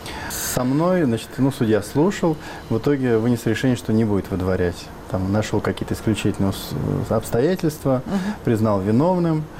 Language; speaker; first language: Russian; native; Russian